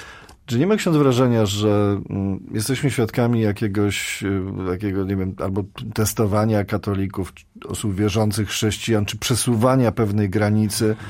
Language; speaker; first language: Polish; native; Polish